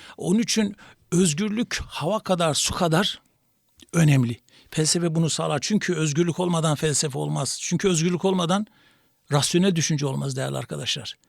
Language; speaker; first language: Turkish; native; Turkish